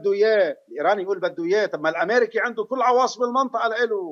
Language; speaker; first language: Arabic; native; Arabic